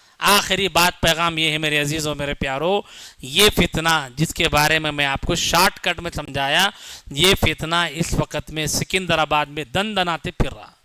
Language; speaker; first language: Urdu; native; Urdu